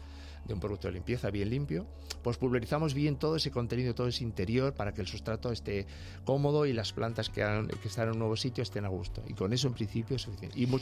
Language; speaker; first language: Spanish; native; Spanish